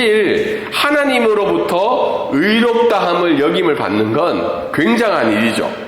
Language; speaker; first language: Korean; native; Korean